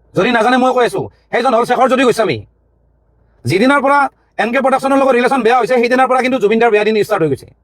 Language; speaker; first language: Assamese; native; Assamese